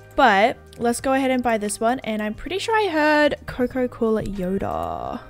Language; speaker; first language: English; native; English